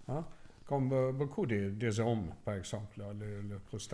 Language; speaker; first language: French; non-native, learner; Swedish